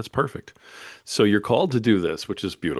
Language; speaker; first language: English; native; English